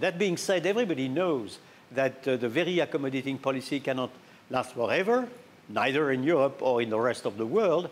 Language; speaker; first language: English; non-native, fluent; French